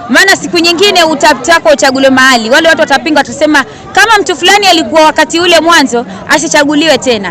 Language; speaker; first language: Swahili; non-native, local second language; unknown